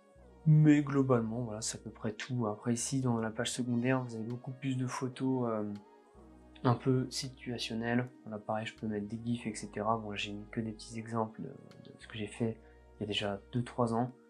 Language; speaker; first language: French; native; French